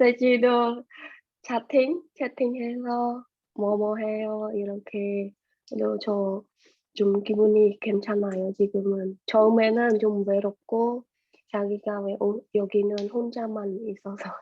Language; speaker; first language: Korean; non-native, learner; Khmer